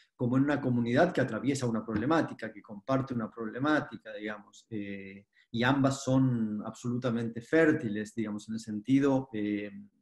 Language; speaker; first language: Spanish; native; Spanish